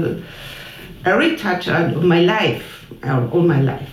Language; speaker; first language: English; non-native, fluent; Spanish